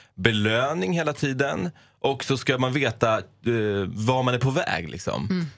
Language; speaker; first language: Swedish; non-native, fluent; Persian